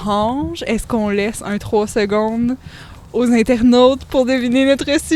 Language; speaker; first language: French; native; French